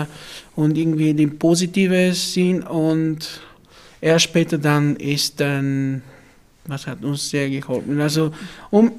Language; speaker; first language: German; non-native, fluent; Bulgarian